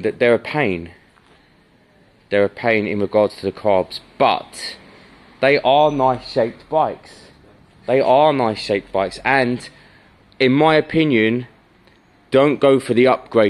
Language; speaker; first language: English; native; English